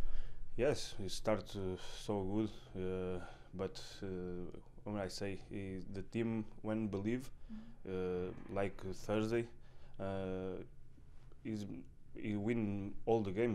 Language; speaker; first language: English; non-native, learner; Portuguese